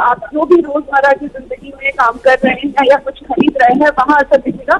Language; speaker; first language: Hindi; native; Hindi